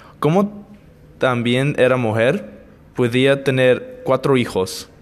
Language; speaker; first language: Spanish; non-native, learner; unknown